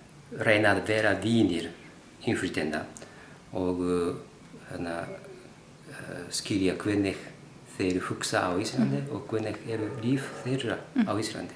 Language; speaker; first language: Icelandic; non-native, fluent; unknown